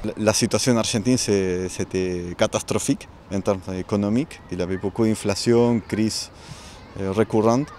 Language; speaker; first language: French; non-native, fluent; Spanish